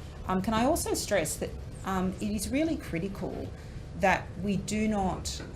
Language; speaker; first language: English; native; English